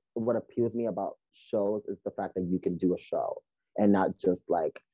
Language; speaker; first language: English; early bilingual, other home language; Spanish